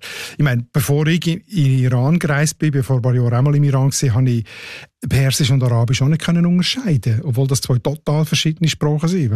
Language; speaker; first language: German; native; German